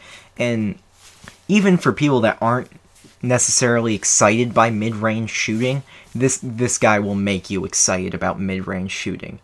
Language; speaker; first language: English; native; English